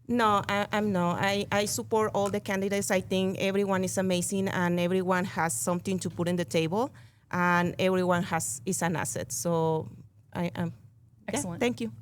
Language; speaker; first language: English; non-native, learner; Spanish